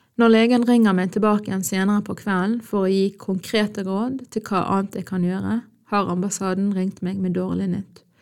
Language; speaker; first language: Norwegian; early bilingual, other home language; Arabic